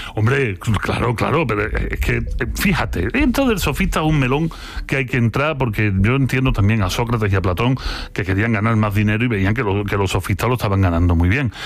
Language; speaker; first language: Spanish; native; Spanish